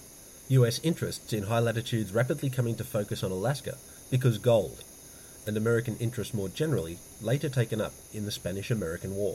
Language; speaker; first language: English; native; English